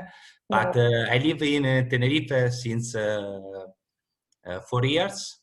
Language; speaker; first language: English; non-native, learner; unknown